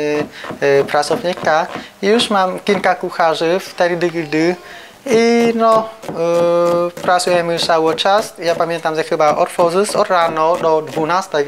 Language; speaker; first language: Polish; non-native, learner; Vietnamese